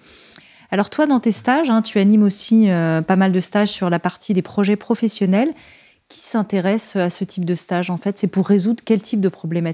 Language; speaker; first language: French; native; French